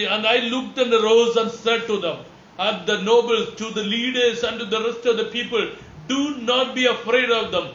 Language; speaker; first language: English; non-native, local second language; Malayalam